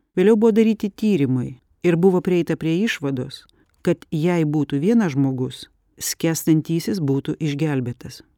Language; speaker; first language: Lithuanian; native; Lithuanian